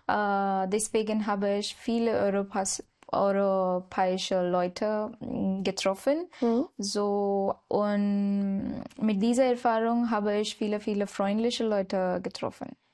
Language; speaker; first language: German; non-native, learner; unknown